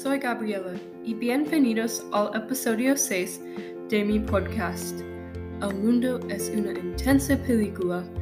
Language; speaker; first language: Spanish; non-native, learner; English